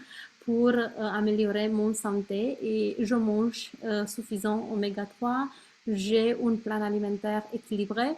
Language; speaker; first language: French; non-native, learner; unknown